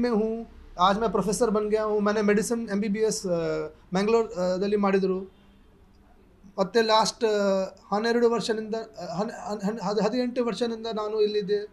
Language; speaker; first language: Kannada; non-native, local second language; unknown